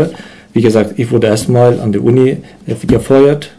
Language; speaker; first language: German; non-native, learner; Turkish